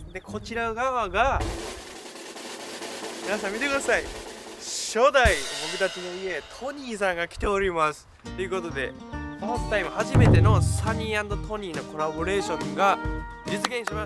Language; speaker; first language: Japanese; native; Japanese